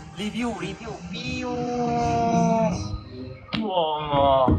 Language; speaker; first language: Thai; non-native, learner; Korean